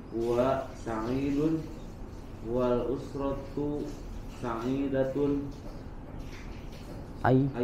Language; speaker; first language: Arabic; non-native, learner; Indonesian